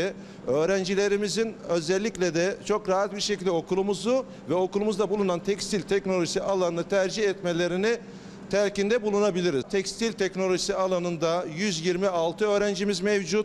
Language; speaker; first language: Turkish; native; Turkish